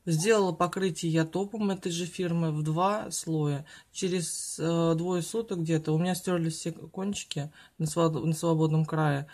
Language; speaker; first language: Russian; native; Russian